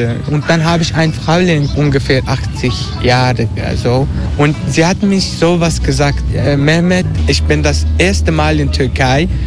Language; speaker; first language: German; non-native, learner; Dutch